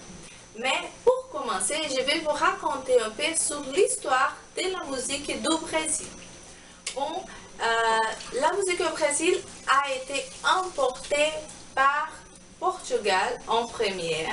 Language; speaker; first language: French; non-native, learner; Portuguese